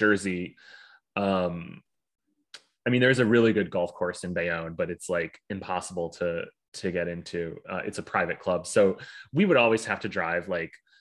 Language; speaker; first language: English; native; English